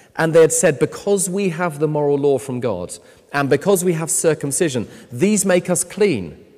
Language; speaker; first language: English; native; English